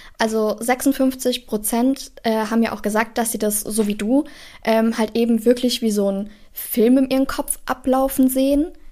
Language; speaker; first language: German; native; German